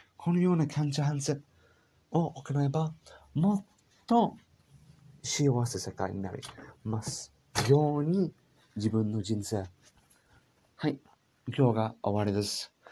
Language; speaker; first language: Japanese; non-native, learner; English